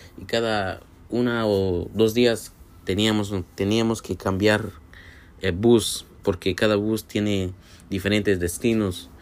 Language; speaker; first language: Spanish; native; Spanish